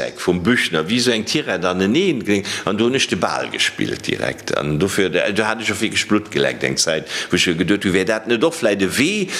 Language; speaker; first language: Luxembourgish; native; Luxembourgish